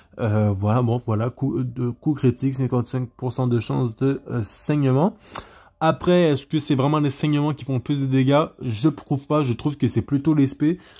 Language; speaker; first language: French; native; French